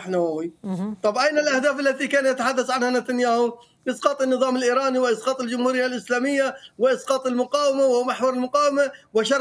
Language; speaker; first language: Arabic; native; Arabic